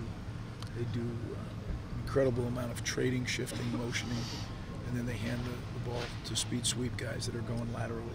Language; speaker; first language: English; native; English